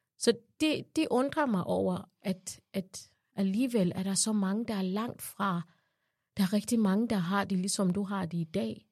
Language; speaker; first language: Danish; non-native, fluent; Ganda